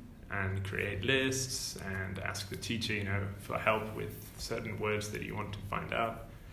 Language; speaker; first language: English; native; English